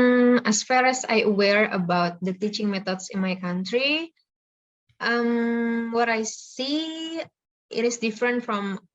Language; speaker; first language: English; non-native, fluent; Indonesian